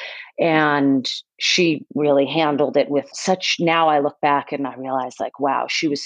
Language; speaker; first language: English; native; English